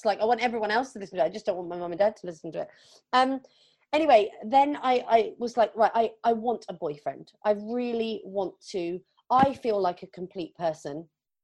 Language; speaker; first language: English; native; English